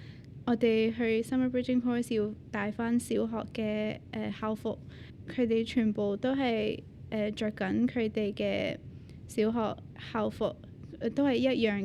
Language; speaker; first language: Cantonese; early bilingual, other home language; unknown